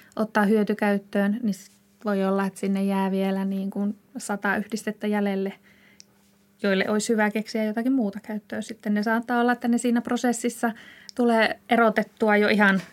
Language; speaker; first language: Finnish; native; Finnish